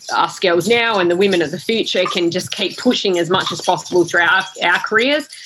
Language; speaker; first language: English; native; English